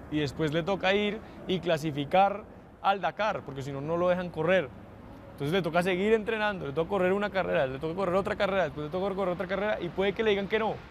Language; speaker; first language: Spanish; native; Spanish